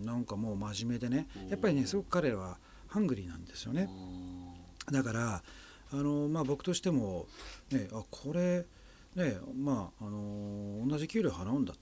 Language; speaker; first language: Japanese; native; Japanese